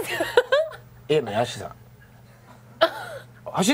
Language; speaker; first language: Japanese; non-native, learner; Chinese